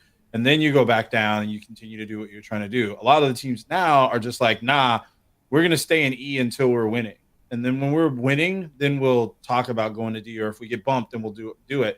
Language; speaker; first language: English; native; English